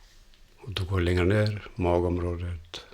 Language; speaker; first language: Swedish; non-native, fluent; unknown